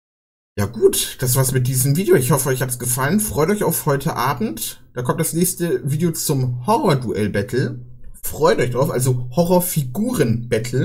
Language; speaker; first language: German; native; German